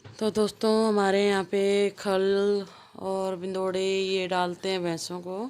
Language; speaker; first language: Hindi; native; Hindi